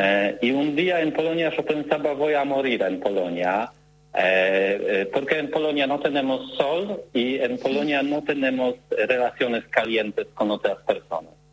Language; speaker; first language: Spanish; non-native, learner; Polish